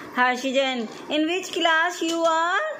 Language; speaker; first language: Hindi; native; Hindi